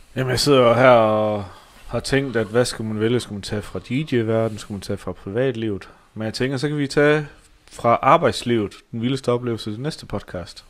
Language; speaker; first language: Danish; early bilingual, other home language; Slovak